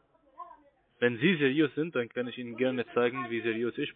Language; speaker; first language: German; non-native, fluent; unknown